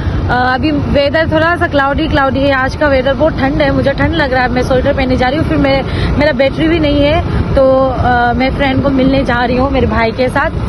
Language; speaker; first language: Hindi; non-native, local second language; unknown